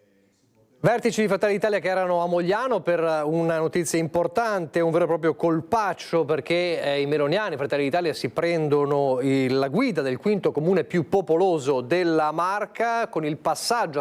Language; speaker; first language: Italian; native; Italian